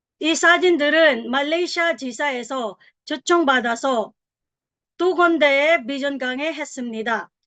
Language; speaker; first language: Korean; non-native, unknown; Filipino